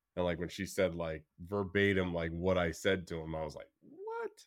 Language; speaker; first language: English; native; English